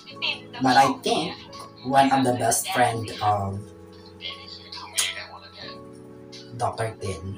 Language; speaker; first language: English; non-native, local second language; Filipino